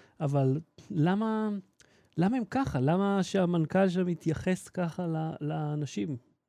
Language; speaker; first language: Hebrew; native; Hebrew